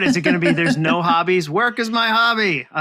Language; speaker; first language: English; native; English